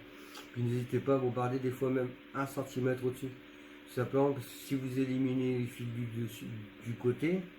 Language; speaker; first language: French; native; French